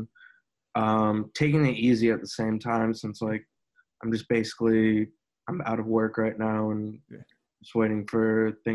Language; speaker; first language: English; native; English